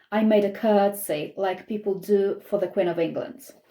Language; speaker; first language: English; non-native, fluent; Polish